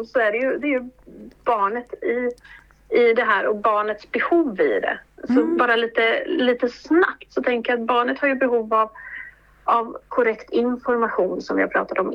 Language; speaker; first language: Swedish; native; Swedish